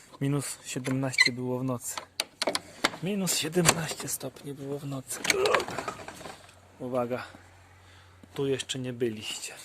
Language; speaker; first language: Polish; native; Polish